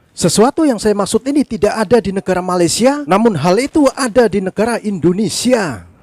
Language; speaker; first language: Indonesian; native; Indonesian